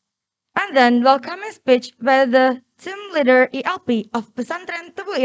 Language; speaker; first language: English; non-native, learner; Indonesian